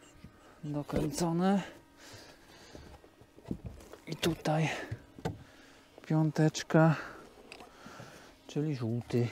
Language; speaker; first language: Polish; native; Polish